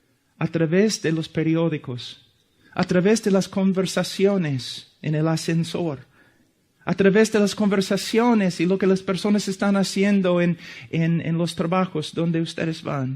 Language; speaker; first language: Spanish; non-native, fluent; English